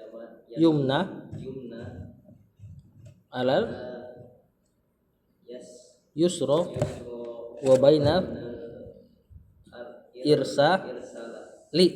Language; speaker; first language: Arabic; non-native, fluent; Indonesian